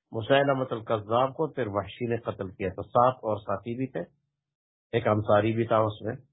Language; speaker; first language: Urdu; non-native, local second language; Pashto